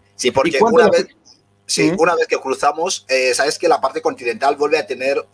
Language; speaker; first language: Spanish; non-native, local second language; Fang